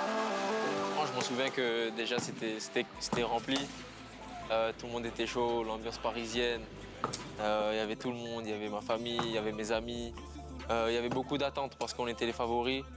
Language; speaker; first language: French; native; French